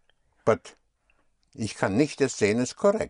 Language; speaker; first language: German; non-native, fluent; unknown